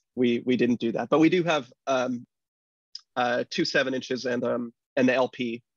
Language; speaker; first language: English; native; English